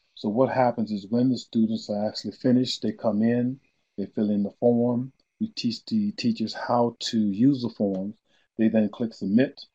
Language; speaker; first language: English; native; English